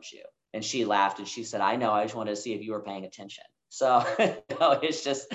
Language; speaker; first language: English; native; English